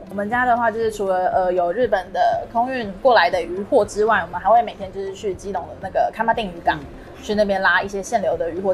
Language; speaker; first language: Chinese; native; Chinese